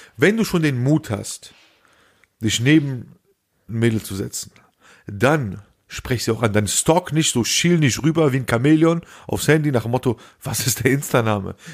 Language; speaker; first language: German; early bilingual, other home language; Turkish